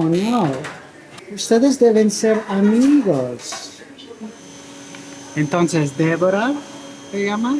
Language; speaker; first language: Spanish; non-native, learner; English